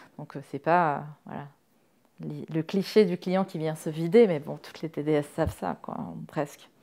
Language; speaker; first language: French; native; French